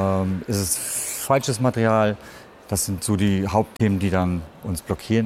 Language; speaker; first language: German; native; German